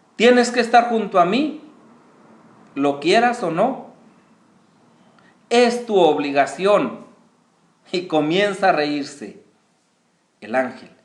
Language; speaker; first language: Spanish; native; Spanish